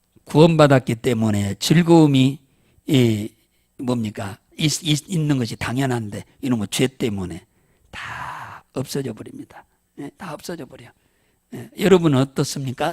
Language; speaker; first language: Korean; native; Korean